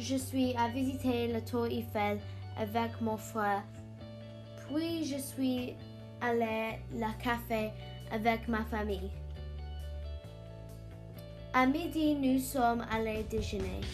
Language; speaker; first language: French; non-native, learner; English